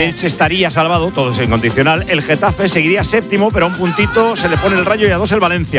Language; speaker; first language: Spanish; native; Spanish